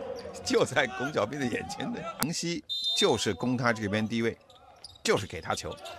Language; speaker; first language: Chinese; native; Chinese